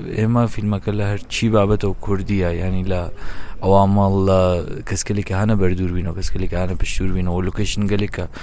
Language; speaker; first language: Central Kurdish; non-native, local second language; Gurani